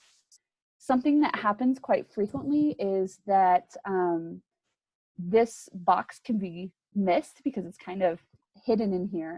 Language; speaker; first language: English; native; English